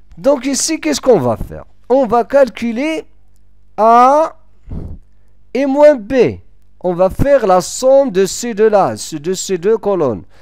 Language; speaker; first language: French; non-native, local second language; Arabic